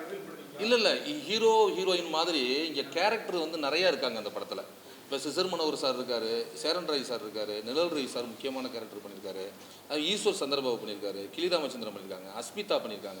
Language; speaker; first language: Tamil; native; Tamil